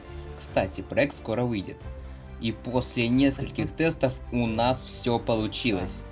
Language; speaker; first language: Russian; native; Russian